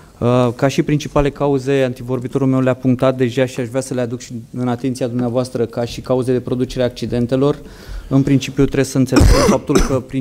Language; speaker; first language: Romanian; native; Romanian